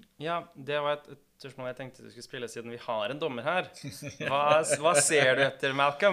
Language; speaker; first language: Norwegian; native; Norwegian